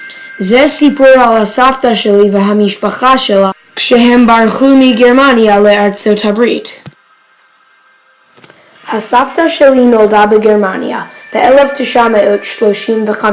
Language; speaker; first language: Hebrew; non-native, learner; English